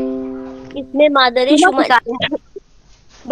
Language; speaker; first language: Persian; non-native, learner; Urdu